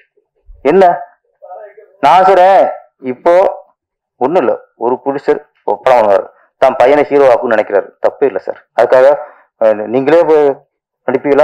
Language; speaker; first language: Tamil; native; Tamil